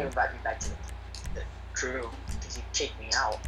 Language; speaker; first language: English; native; English